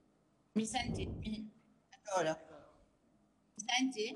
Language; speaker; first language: Italian; non-native, learner; Arabic